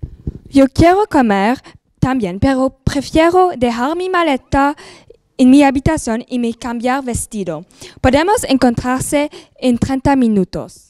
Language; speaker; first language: Spanish; non-native, learner; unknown